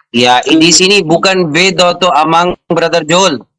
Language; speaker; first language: Indonesian; non-native, fluent; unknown